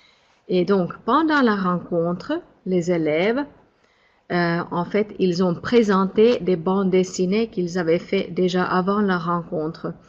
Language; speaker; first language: French; non-native, fluent; Finnish